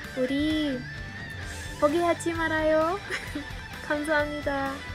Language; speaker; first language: Korean; non-native, learner; Spanish